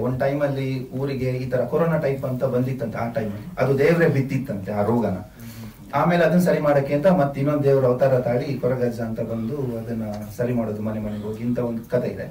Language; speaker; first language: Kannada; non-native, local second language; Tulu